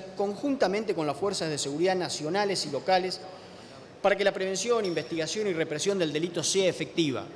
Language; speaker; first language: Spanish; native; Spanish